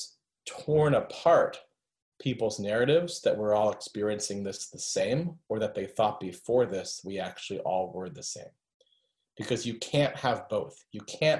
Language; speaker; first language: English; native; English